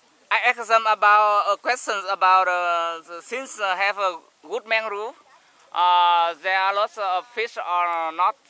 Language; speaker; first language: English; non-native, learner; Vietnamese